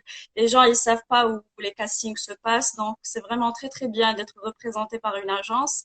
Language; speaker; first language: French; non-native, local second language; Arabic